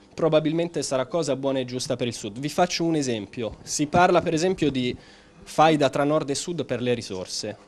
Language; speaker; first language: Italian; native; Italian